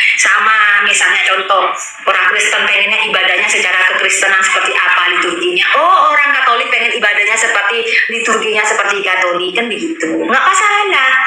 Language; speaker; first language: Indonesian; non-native, local second language; Madurese